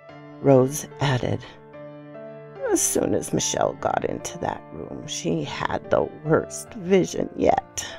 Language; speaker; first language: English; native; English